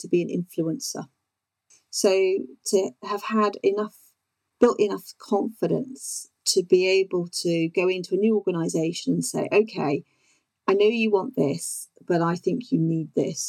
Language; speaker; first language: English; native; English